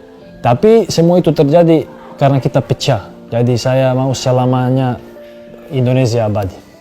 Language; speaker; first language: Indonesian; non-native, fluent; Serbian